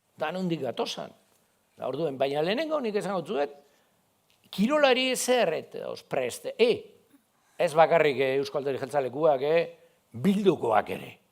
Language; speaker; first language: Basque; non-native, local second language; Spanish